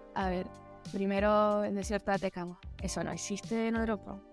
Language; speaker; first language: Spanish; early bilingual, heritage; Spanish